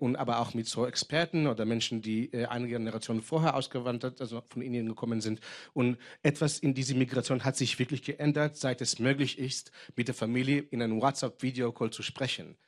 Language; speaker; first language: German; non-native, fluent; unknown